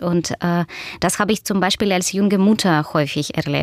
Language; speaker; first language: German; non-native, fluent; Russian